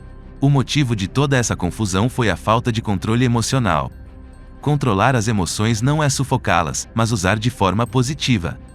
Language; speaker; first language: Portuguese; native; Portuguese